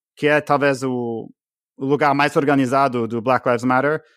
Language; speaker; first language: Portuguese; non-native, fluent; English